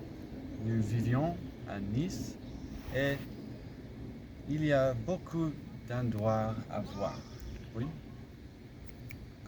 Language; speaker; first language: French; non-native, learner; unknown